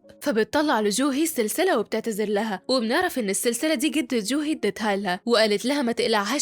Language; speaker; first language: Arabic; native; Arabic